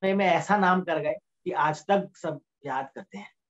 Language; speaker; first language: Hindi; native; Hindi